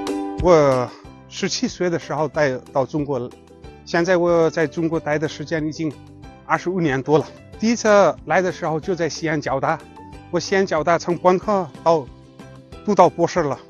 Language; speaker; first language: Chinese; non-native, fluent; Nepali